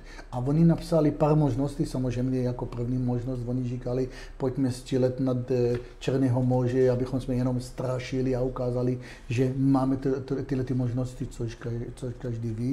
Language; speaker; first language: Czech; non-native, fluent; Hebrew